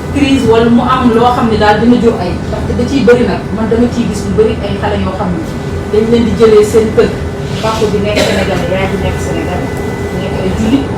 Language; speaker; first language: Wolof; non-native, local second language; Fula